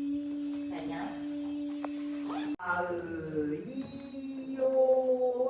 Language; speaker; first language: French; native; French